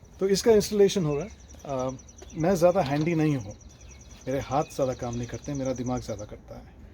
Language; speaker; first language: Hindi; non-native, local second language; Tamil